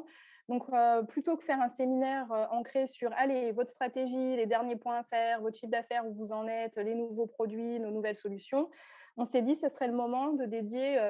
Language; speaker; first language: French; native; French